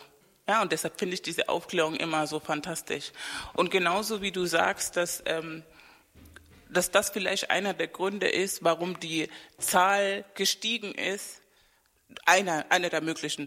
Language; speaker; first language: German; non-native, fluent; Spanish